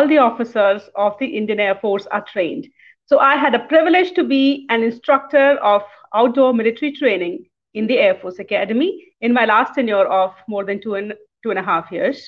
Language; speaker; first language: English; non-native, local second language; Hindi